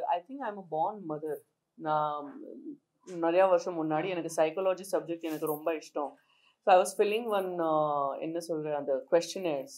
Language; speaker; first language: Tamil; non-native, local second language; Gujarati